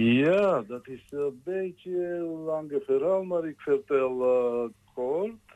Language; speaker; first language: Dutch; non-native, learner; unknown